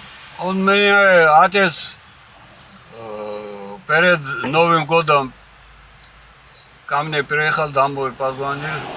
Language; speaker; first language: Russian; non-native, learner; Georgian